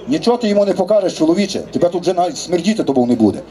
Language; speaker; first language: Ukrainian; native; Ukrainian